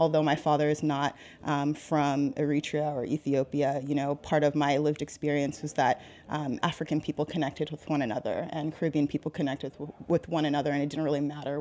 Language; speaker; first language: English; native; English